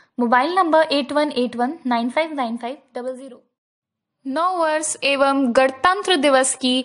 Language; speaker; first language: Hindi; native; Hindi